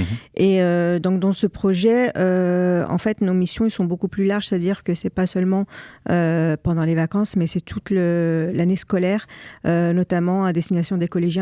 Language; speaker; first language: French; native; French